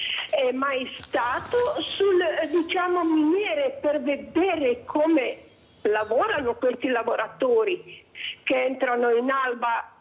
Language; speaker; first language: Italian; non-native, fluent; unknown